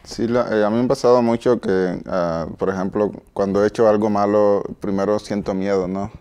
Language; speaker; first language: Spanish; native; Spanish